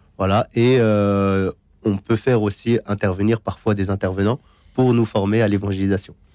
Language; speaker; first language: French; early bilingual, other home language; Syriac